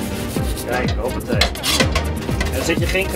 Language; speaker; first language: Dutch; native; Dutch